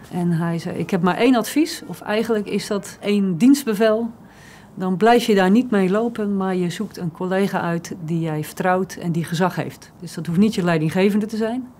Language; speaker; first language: Dutch; native; Dutch